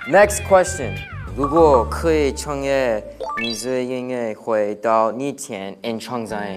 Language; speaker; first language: Chinese; non-native, learner; English